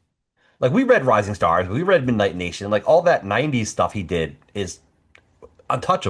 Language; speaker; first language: English; native; English